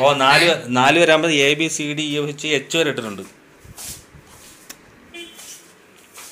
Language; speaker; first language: Malayalam; native; Malayalam